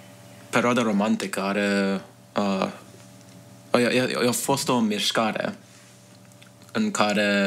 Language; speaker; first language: Romanian; early bilingual, heritage; Romanian